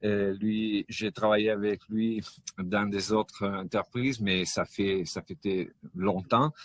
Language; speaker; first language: French; non-native, fluent; Italian